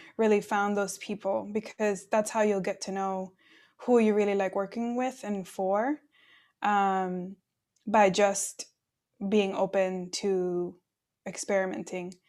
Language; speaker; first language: English; early bilingual, other home language; Spanish